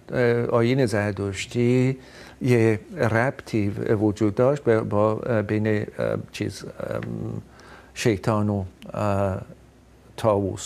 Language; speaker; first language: Persian; non-native, fluent; Dutch